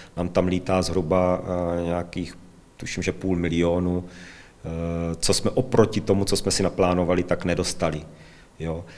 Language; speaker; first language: Czech; native; Czech